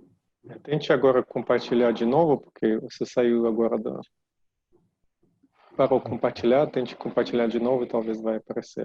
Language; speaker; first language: Portuguese; non-native, fluent; Russian